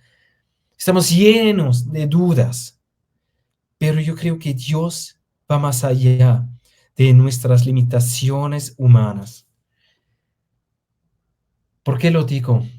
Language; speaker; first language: Spanish; non-native, fluent; German